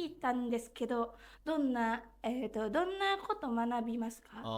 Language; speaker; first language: Japanese; non-native, learner; Indonesian